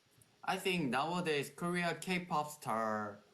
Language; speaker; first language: English; non-native, learner; Korean